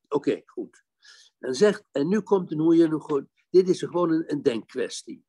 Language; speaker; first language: Dutch; native; Dutch